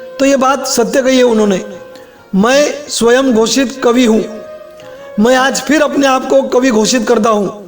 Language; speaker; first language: Hindi; non-native, local second language; Gujarati